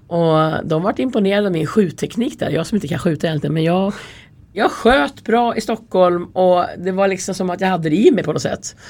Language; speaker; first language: Swedish; native; Swedish